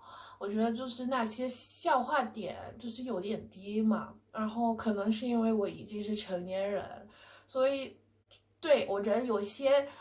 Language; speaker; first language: Chinese; non-native, fluent; English